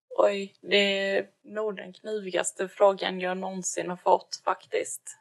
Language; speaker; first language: Swedish; native; Swedish